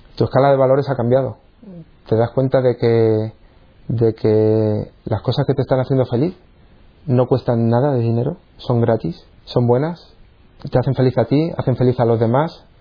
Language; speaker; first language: Spanish; native; Spanish